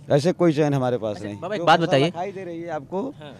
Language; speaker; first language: Hindi; native; Hindi